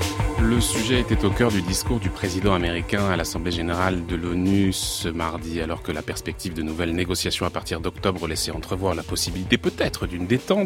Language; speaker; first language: French; native; French